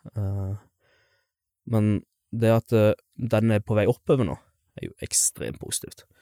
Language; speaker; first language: Norwegian; native; Norwegian